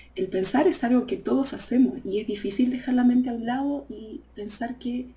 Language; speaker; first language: Spanish; native; Spanish